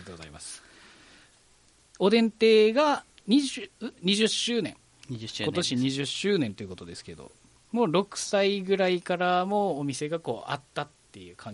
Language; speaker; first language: Japanese; native; Japanese